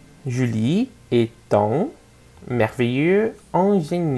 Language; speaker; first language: French; non-native, fluent; Portuguese